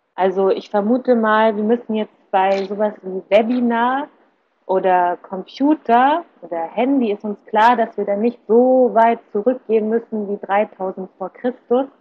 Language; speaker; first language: German; native; German